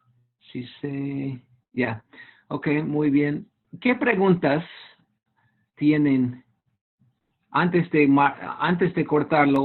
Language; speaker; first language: Spanish; non-native, fluent; English